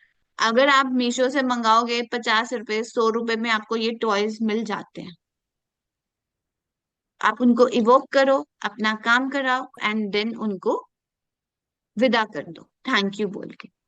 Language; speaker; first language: Hindi; native; Hindi